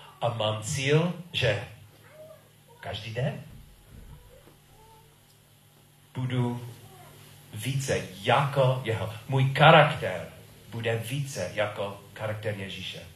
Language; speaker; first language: Czech; non-native, learner; English